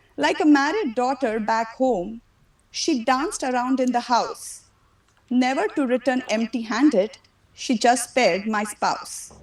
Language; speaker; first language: English; non-native, local second language; Marathi